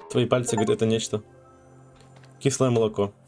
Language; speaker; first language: Russian; native; Russian